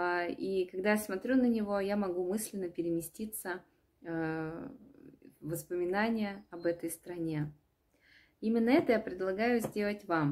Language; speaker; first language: Russian; native; Russian